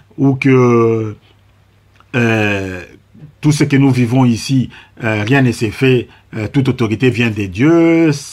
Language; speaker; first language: French; non-native, local second language; Lingala